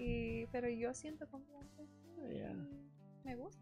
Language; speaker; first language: Spanish; non-native, learner; English